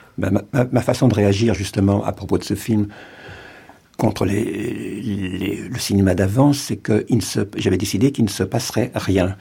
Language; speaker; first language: French; native; French